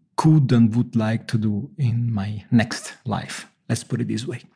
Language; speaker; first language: English; non-native, fluent; Italian